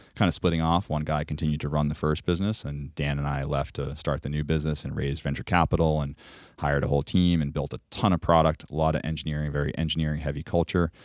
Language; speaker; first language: English; native; English